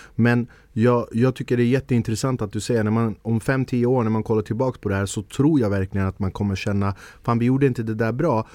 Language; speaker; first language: Swedish; early bilingual, other home language; Kurdish